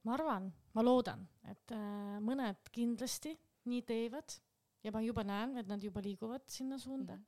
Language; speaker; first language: Estonian; non-native, local second language; Russian